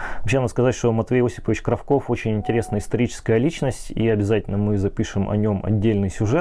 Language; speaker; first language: Russian; native; Russian